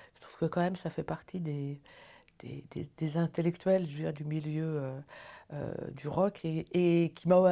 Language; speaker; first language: French; native; French